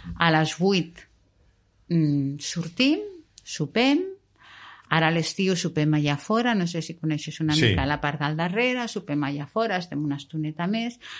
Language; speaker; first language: Catalan; non-native, local second language; Spanish